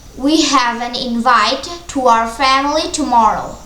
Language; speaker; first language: English; non-native, local second language; Bangla